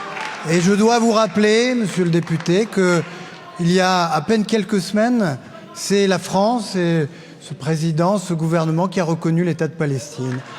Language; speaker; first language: French; native; French